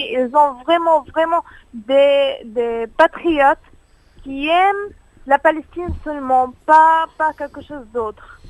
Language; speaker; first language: French; non-native, learner; Arabic